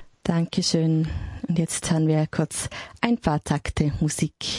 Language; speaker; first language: German; native; German